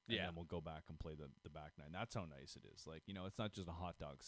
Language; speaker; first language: English; native; English